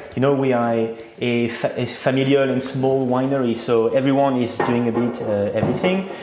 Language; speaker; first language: English; non-native, fluent; French